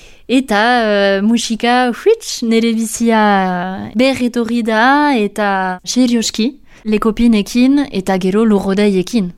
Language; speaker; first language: Basque; non-native, local second language; French